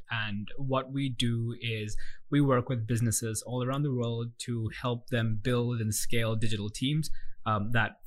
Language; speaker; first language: English; non-native, local second language; Sinhala